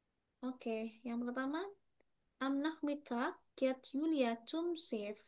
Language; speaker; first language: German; non-native, fluent; Indonesian